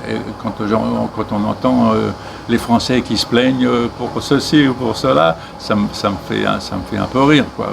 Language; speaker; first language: French; native; French